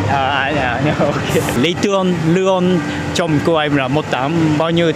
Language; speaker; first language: Vietnamese; non-native, fluent; Japanese